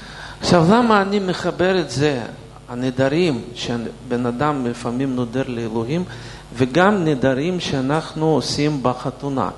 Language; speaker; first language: Hebrew; non-native, fluent; Russian